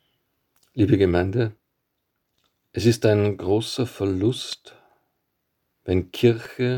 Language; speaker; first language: German; native; German